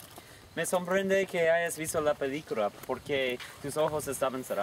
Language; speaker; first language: Spanish; non-native, learner; English